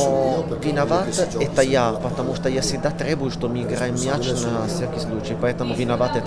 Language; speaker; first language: Russian; non-native, learner; Italian